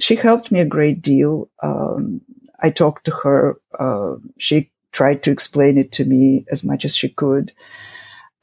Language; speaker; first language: English; non-native, fluent; Russian